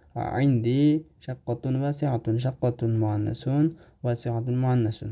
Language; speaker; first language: Arabic; non-native, fluent; Uzbek